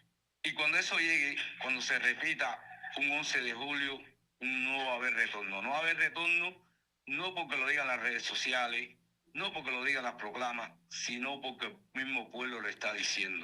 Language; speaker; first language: Spanish; native; Spanish